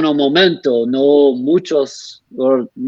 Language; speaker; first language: Spanish; non-native, learner; English